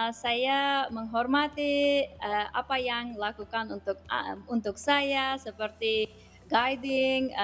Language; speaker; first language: Indonesian; non-native, learner; Uzbek